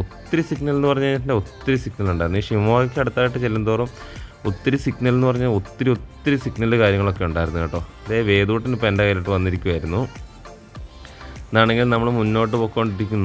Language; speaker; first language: Malayalam; native; Malayalam